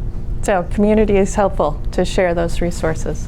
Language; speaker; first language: English; native; English